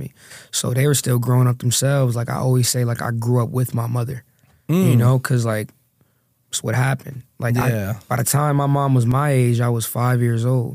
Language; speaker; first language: English; native; English